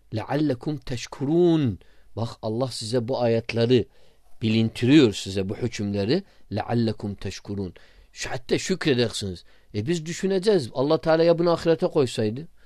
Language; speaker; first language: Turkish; non-native, fluent; Arabic